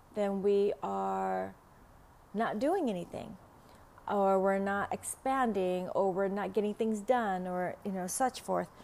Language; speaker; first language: English; non-native, fluent; Vietnamese